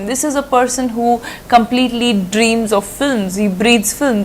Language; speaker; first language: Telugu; non-native, fluent; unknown